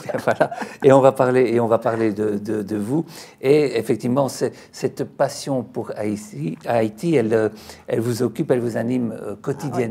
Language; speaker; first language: French; native; French